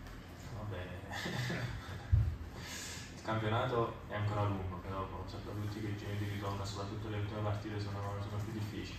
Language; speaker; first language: Italian; native; Italian